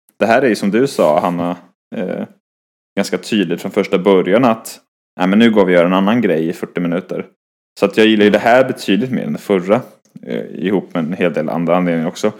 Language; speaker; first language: Swedish; native; Swedish